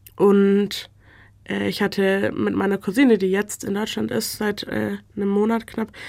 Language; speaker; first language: German; native; German